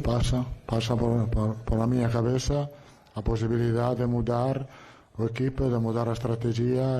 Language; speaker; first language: Portuguese; non-native, learner; Italian